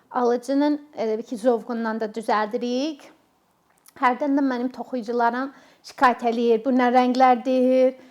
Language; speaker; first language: Azerbaijani; non-native, fluent; English